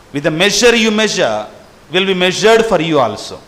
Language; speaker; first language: English; non-native, local second language; Telugu